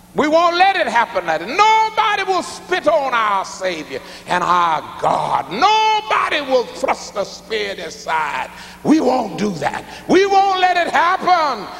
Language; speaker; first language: English; native; English